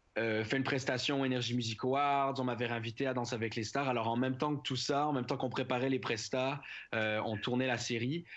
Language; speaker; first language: French; native; French